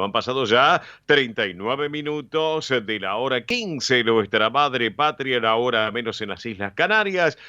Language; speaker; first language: Spanish; native; Spanish